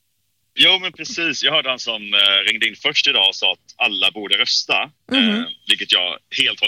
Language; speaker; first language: Swedish; native; Swedish